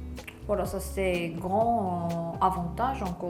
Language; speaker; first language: French; non-native, learner; Korean